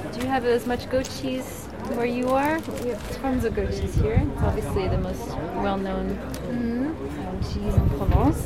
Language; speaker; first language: English; native; English